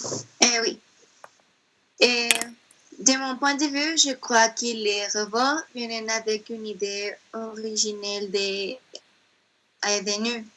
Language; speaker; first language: French; non-native, learner; Spanish